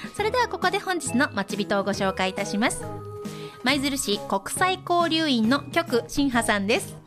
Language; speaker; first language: Japanese; native; Japanese